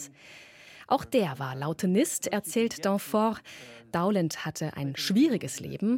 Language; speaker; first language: German; native; German